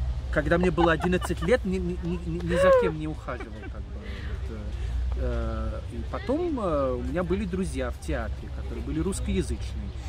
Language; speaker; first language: Russian; non-native, fluent; English